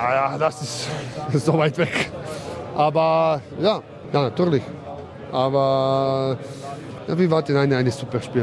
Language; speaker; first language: German; non-native, fluent; Croatian